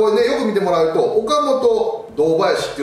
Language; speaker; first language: Japanese; native; Japanese